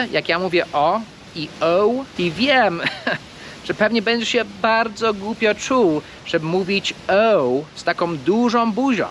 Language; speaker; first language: Polish; non-native, fluent; English